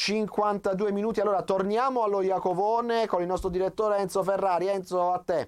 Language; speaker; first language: Italian; native; Italian